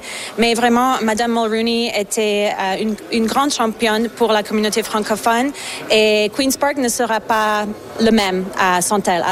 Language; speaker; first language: French; non-native, fluent; Slovak